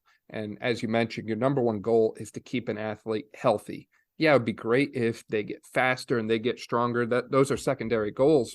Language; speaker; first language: English; native; English